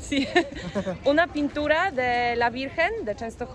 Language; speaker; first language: Spanish; non-native, fluent; Polish